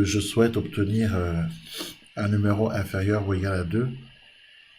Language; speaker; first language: French; native; French